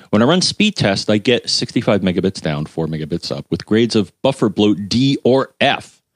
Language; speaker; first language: English; native; English